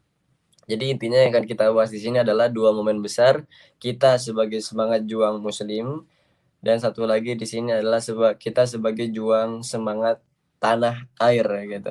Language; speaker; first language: Indonesian; native; Indonesian